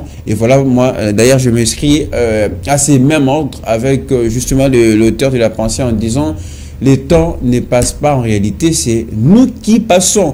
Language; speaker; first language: French; non-native, local second language; Lingala